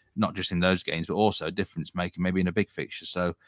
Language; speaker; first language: English; native; English